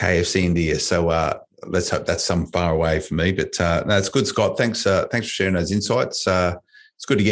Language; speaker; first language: English; native; English